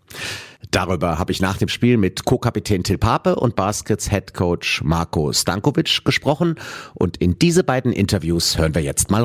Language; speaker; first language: German; native; German